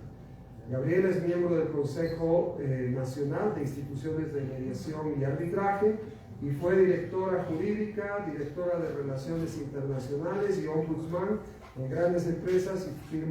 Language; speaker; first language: Spanish; native; Spanish